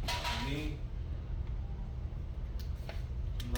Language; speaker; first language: Hebrew; non-native, learner; English